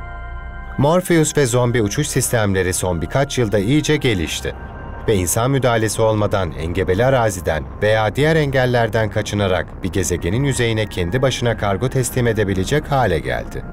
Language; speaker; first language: Turkish; native; Turkish